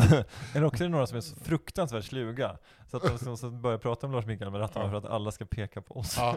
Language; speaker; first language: Swedish; native; Swedish